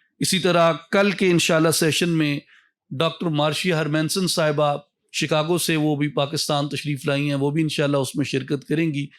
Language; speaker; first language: Urdu; non-native, local second language; Punjabi